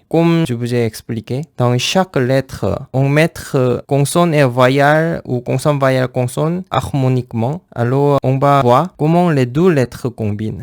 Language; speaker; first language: French; non-native, fluent; Korean